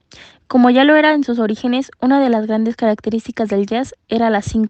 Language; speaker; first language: Spanish; native; Spanish